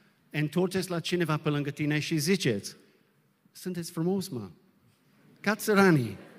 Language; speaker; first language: Romanian; non-native, learner; English